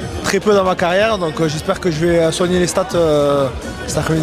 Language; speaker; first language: French; native; French